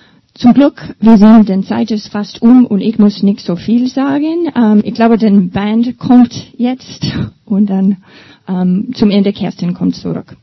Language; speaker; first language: German; non-native, learner; English